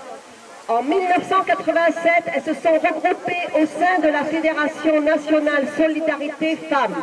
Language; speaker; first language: French; native; French